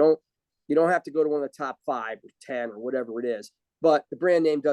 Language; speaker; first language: English; native; English